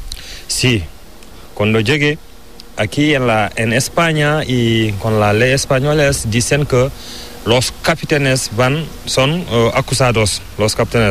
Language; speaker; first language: Spanish; non-native, learner; Fula